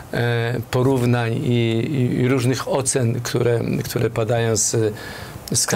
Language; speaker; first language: Polish; native; Polish